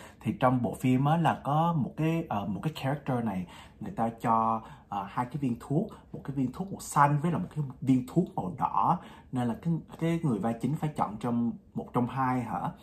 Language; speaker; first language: Vietnamese; early bilingual, heritage; Vietnamese